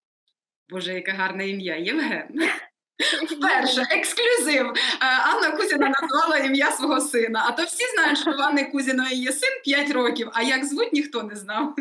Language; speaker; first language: Ukrainian; native; Ukrainian